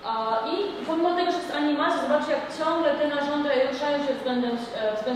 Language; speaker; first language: Polish; native; Polish